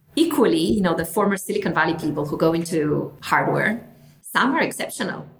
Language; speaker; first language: English; non-native, fluent; Italian